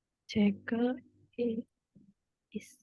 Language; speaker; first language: Korean; non-native, learner; Indonesian